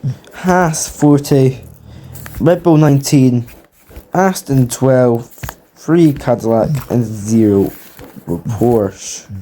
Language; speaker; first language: English; native; English